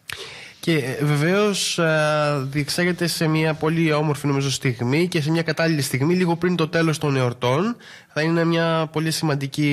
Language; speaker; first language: Greek; native; Greek